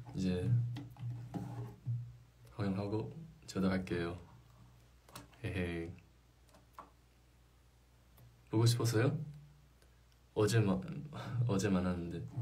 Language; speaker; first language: Korean; non-native, fluent; Chinese